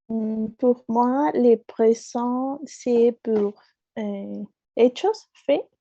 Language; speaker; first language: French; non-native, learner; Spanish